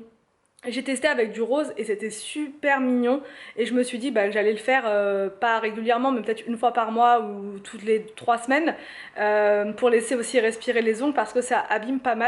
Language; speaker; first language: French; native; French